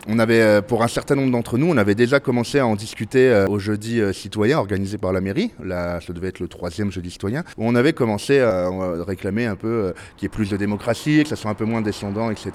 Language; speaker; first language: French; native; French